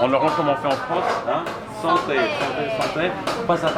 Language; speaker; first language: French; native; French